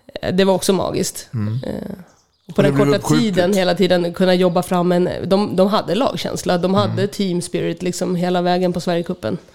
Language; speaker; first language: Swedish; native; Swedish